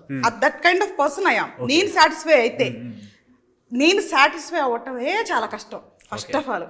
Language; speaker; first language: Telugu; native; Telugu